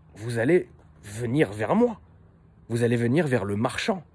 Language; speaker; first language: French; native; French